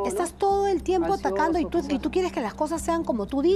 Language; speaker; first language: Spanish; native; Spanish